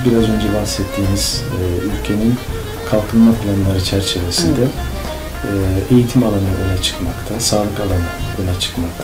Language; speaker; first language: Turkish; native; Turkish